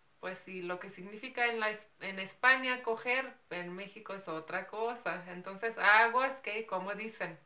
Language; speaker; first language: Spanish; non-native, fluent; Slovenian